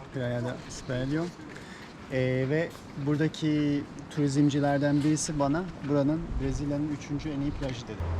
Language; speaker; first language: Turkish; native; Turkish